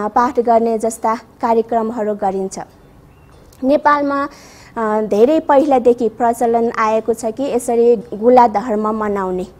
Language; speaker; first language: Nepali; non-native, local second language; Newari